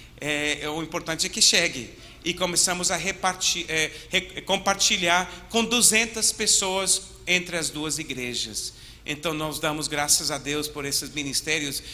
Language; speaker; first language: Portuguese; non-native, fluent; English